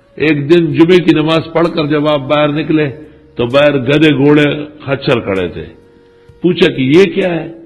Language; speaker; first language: Urdu; non-native, local second language; Pashto